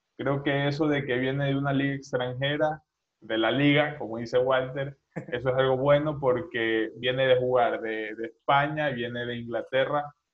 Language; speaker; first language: Spanish; native; Spanish